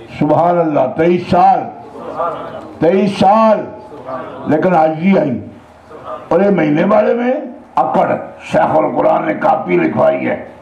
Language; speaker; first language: Urdu; non-native, local second language; Punjabi